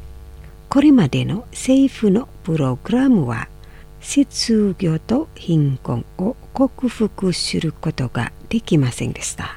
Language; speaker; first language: Japanese; non-native, fluent; Indonesian